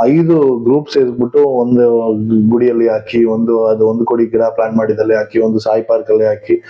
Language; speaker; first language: Kannada; non-native, local second language; Tamil